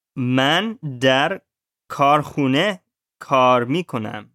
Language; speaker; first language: Persian; non-native, learner; English